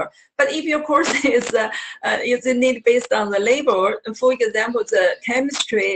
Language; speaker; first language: English; non-native, learner; Chinese